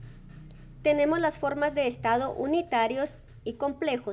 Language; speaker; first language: Spanish; native; Spanish